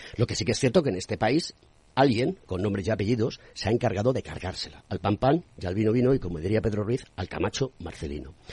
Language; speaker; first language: Spanish; native; Spanish